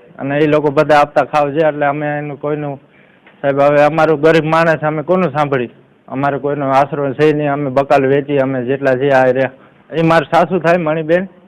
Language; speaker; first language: Gujarati; native; Gujarati